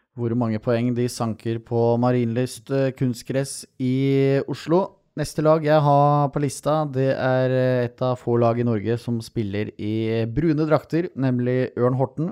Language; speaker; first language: Norwegian; native; Norwegian